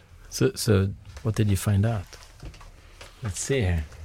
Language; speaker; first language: English; non-native, fluent; Swedish